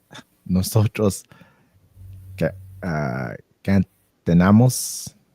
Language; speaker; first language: Spanish; non-native, learner; English